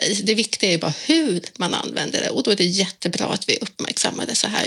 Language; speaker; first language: Swedish; native; Swedish